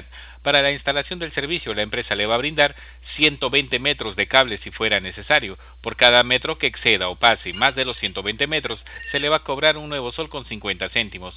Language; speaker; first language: Spanish; native; Spanish